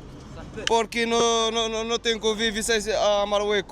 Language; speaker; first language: Spanish; non-native, learner; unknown